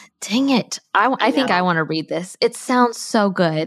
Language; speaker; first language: English; native; English